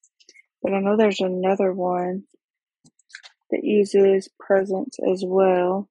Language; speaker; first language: English; native; English